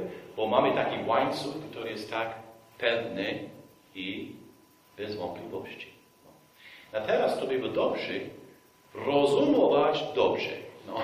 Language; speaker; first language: Polish; non-native, fluent; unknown